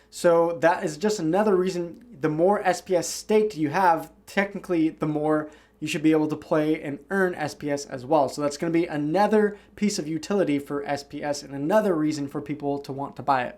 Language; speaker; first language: English; native; English